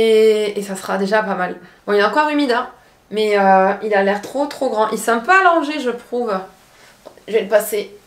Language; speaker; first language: French; native; French